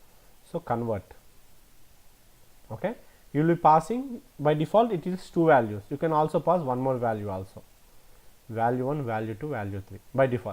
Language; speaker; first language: English; non-native, local second language; Telugu